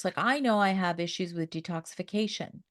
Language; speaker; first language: English; native; English